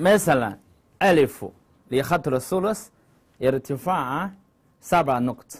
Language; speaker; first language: Arabic; non-native, learner; Chinese